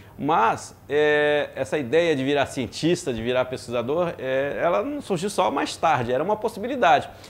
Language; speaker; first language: Portuguese; early bilingual, other home language; French